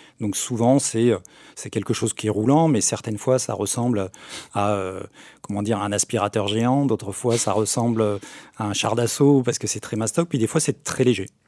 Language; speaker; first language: French; native; French